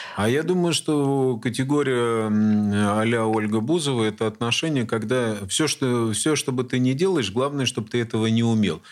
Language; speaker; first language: Russian; native; Russian